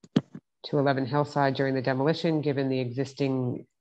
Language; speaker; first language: English; native; English